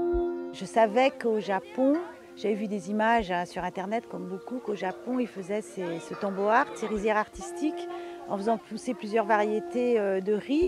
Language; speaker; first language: French; native; French